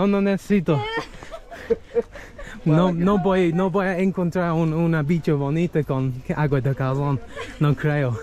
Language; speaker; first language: Spanish; non-native, learner; English